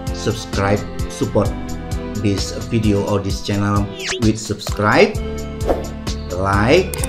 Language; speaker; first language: English; non-native, fluent; Indonesian